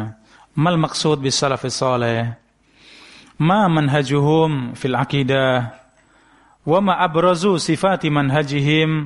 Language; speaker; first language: Arabic; non-native, fluent; Indonesian